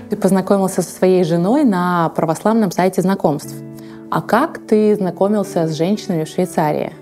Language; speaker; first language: Russian; native; Russian